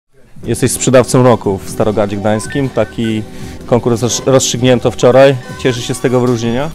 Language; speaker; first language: Polish; native; Polish